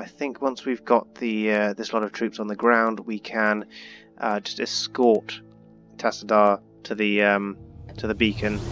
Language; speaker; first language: English; native; English